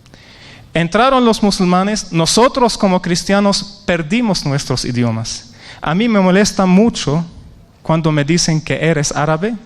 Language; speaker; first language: Spanish; non-native, fluent; Arabic